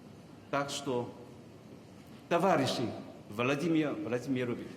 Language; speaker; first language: Russian; non-native, fluent; Vietnamese